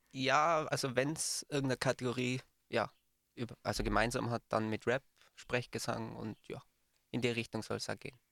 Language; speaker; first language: German; native; German